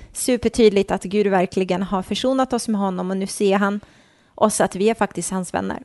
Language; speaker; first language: Swedish; early bilingual, other home language; Croatian